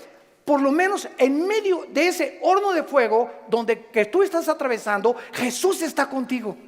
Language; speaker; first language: Spanish; native; Spanish